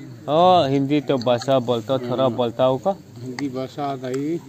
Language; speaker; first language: Hindi; non-native, local second language; Mizo